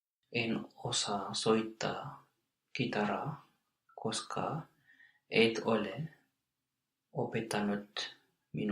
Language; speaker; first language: Finnish; non-native, learner; English